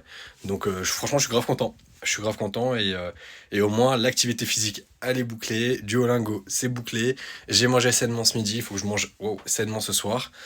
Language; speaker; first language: French; native; French